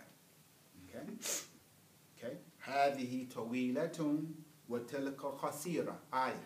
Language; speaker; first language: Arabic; non-native, fluent; English